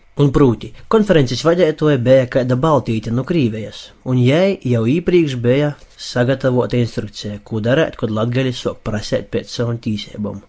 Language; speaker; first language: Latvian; native; Latvian